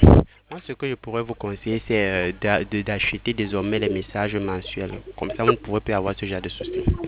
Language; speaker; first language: French; native; French